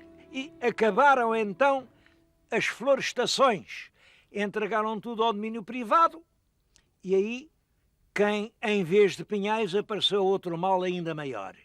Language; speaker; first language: Portuguese; native; Portuguese